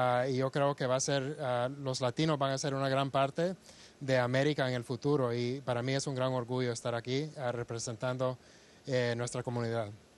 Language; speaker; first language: Spanish; early bilingual, heritage; Spanish